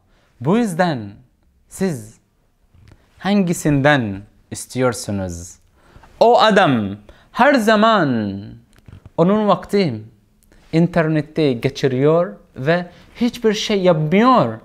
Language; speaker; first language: Turkish; non-native, learner; Arabic